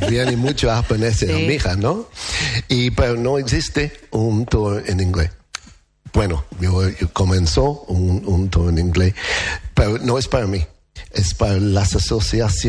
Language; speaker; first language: Spanish; non-native, learner; English